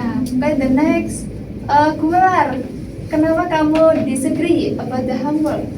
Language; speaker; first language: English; non-native, learner; Indonesian